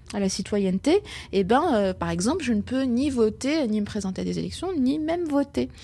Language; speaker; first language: French; non-native, local second language; Arabic